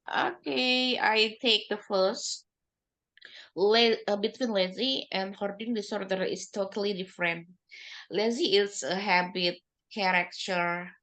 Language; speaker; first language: English; non-native, learner; Indonesian